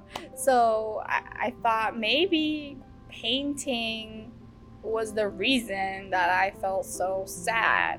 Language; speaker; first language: English; early bilingual, other home language; Spanish